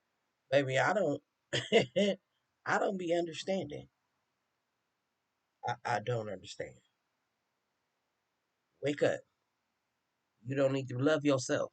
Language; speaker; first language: English; native; English